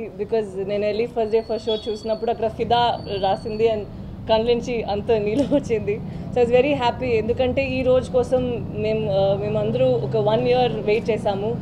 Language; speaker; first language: Telugu; non-native, learner; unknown